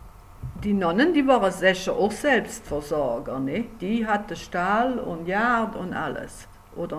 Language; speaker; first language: German; native; German